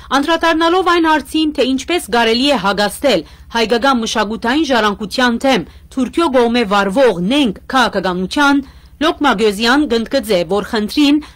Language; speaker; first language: Armenian; early bilingual, heritage; Armenian